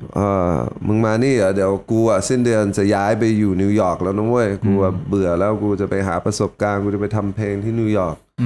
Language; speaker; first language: Thai; early bilingual, heritage; Thai